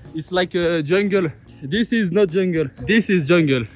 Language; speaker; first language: English; non-native, learner; French